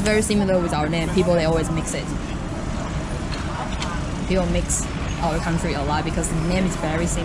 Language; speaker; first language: English; non-native, fluent; Chinese